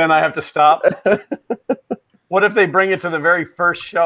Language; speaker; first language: English; native; English